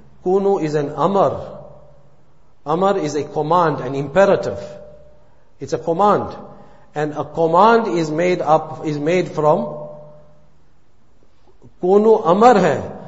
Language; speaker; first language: English; native; English